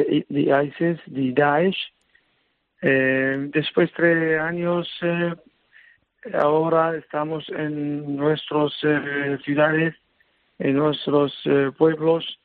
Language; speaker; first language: Spanish; non-native, learner; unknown